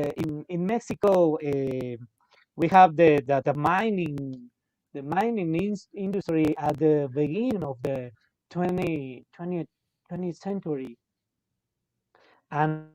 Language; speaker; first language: English; non-native, local second language; Spanish